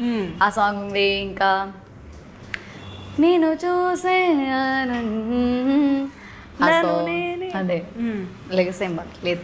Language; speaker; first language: Telugu; non-native, learner; Malayalam